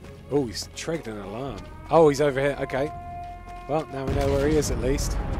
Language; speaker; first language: English; native; English